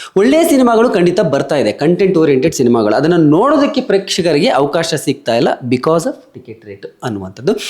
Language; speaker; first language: Kannada; native; Kannada